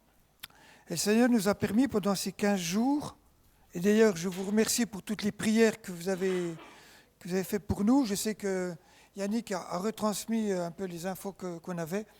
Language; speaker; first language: French; native; French